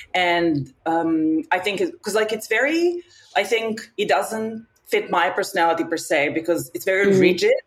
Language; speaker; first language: English; non-native, fluent; Serbian